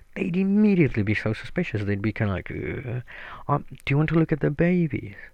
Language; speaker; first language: English; non-native, fluent; Spanish